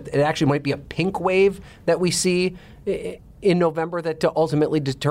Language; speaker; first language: English; native; English